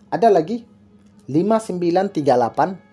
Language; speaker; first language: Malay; non-native, learner; Bangla